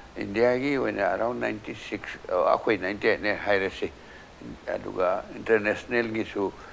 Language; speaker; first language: Manipuri; native; Manipuri